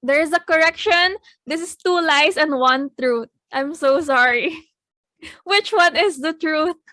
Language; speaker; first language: English; non-native, local second language; Filipino